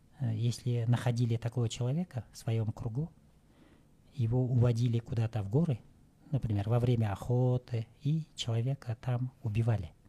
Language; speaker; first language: Russian; non-native, local second language; Kyrgyz